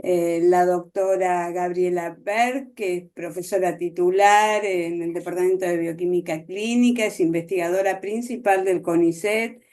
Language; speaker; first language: Spanish; native; Spanish